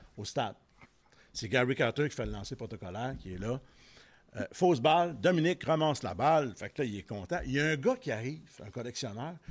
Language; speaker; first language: French; native; French